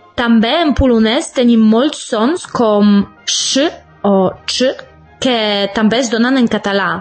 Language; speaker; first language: Catalan; non-native, fluent; Polish